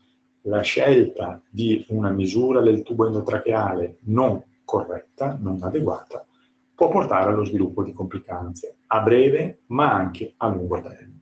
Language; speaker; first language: Italian; native; Italian